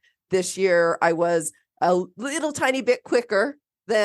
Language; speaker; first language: English; native; English